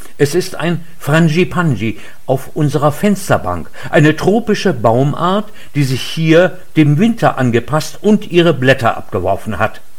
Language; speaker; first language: German; native; German